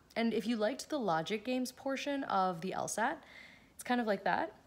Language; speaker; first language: English; native; English